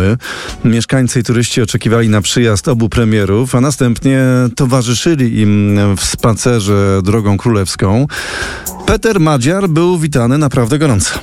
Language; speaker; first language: Polish; native; Polish